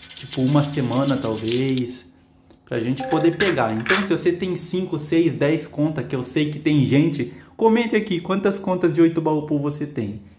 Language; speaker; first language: Portuguese; native; Portuguese